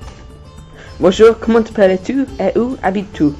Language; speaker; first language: French; non-native, learner; English